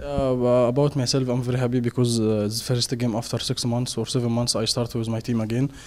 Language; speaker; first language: English; non-native, learner; Arabic